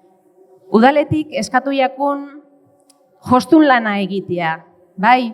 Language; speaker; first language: Basque; native; Basque